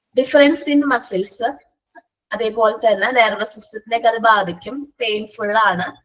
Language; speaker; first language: Malayalam; native; Malayalam